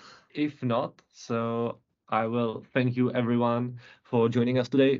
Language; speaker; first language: English; non-native, fluent; Czech